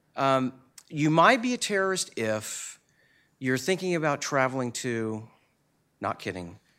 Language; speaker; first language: English; native; English